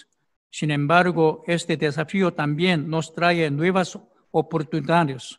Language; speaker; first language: Spanish; non-native, fluent; Korean